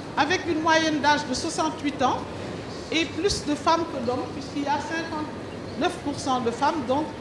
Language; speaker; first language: French; non-native, local second language; Wolof